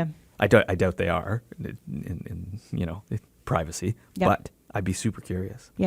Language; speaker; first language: English; native; English